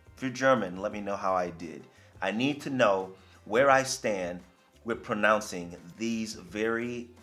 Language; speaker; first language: English; native; English